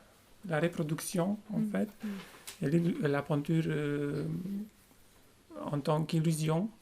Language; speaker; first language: French; non-native, fluent; Romanian